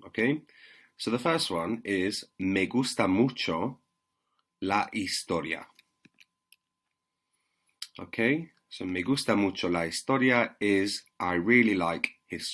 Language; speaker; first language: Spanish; non-native, fluent; English